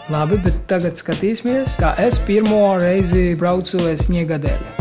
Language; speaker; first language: Latvian; non-native, learner; Georgian